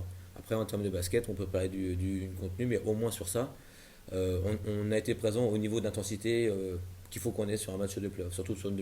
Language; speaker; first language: French; native; French